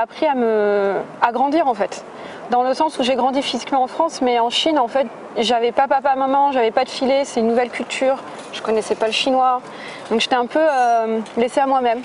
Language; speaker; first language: French; native; French